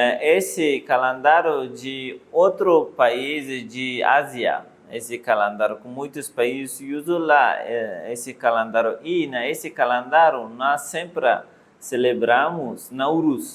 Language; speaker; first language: Portuguese; non-native, learner; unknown